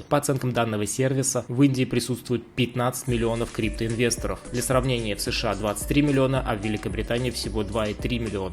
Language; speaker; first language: Russian; native; Russian